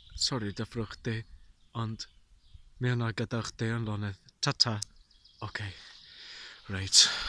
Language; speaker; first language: Welsh; non-native, local second language; English